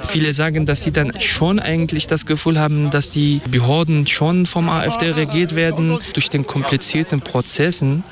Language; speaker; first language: German; non-native, fluent; Kurdish